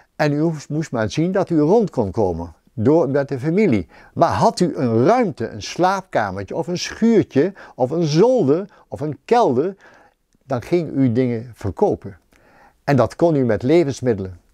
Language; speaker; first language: Dutch; native; Dutch